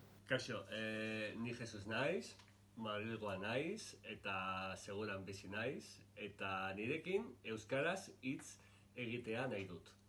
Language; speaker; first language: Basque; non-native, local second language; Spanish